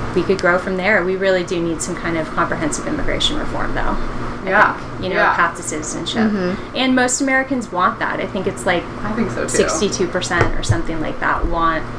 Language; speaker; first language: English; native; English